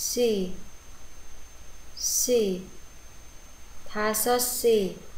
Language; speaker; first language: Korean; non-native, fluent; Vietnamese